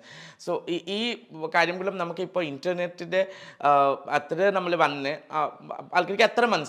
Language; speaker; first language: Malayalam; non-native, learner; Assamese